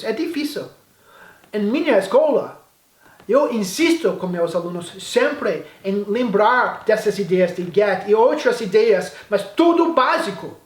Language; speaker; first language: Portuguese; non-native, fluent; English